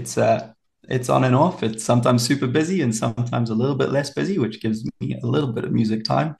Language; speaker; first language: English; native; English